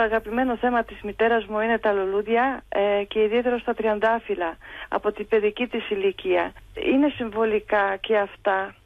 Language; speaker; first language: Greek; non-native, fluent; Polish